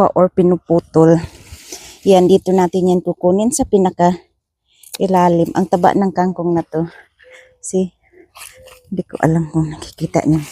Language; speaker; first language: Filipino; non-native, local second language; Masbatenyo